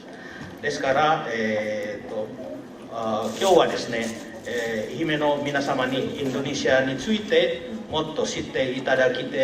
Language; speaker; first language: Japanese; non-native, learner; Indonesian